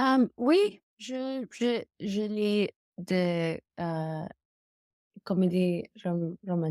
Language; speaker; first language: French; non-native, learner; English